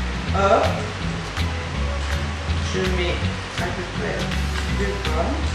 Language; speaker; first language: French; native; French